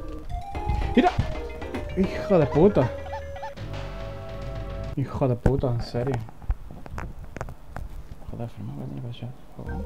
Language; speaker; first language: Spanish; native; Spanish